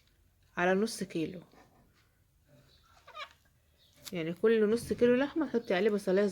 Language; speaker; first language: Arabic; native; Arabic